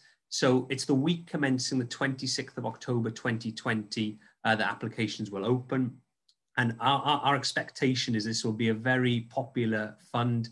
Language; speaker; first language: English; native; English